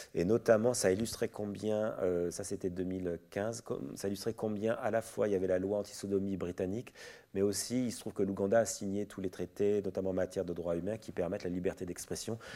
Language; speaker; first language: French; native; French